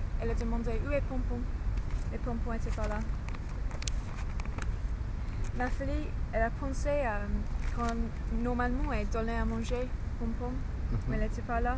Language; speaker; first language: French; non-native, learner; English